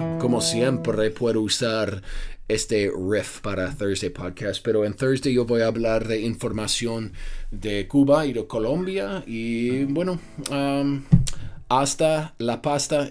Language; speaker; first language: Spanish; non-native, fluent; English